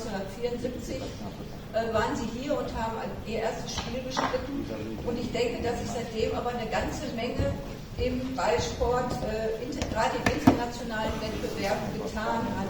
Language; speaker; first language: German; native; German